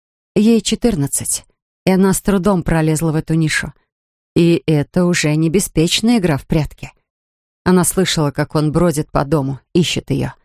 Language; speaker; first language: Russian; native; Russian